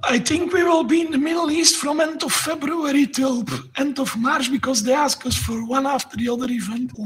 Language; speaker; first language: English; non-native, fluent; Dutch